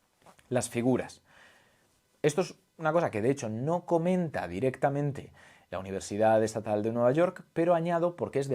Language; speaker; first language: Spanish; native; Spanish